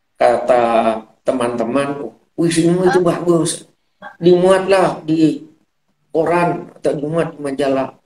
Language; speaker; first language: Indonesian; non-native, local second language; Madurese